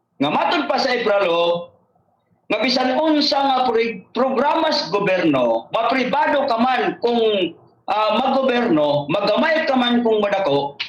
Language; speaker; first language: Cebuano; non-native, local second language; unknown